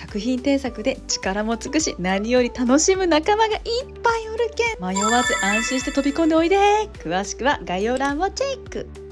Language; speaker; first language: Japanese; native; Japanese